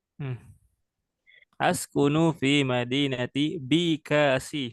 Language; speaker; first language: Arabic; non-native, fluent; Indonesian